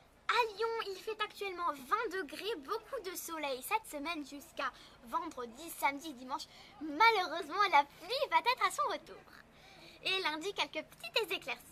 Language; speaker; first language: French; native; French